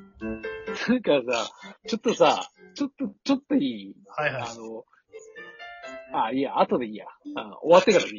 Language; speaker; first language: Japanese; native; Japanese